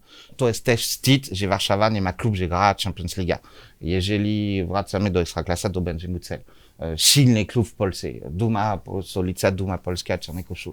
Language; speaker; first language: Polish; non-native, learner; French